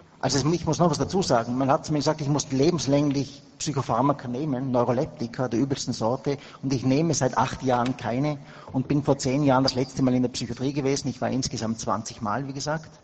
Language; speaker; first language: German; native; German